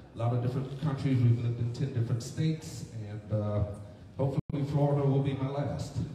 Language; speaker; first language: English; native; English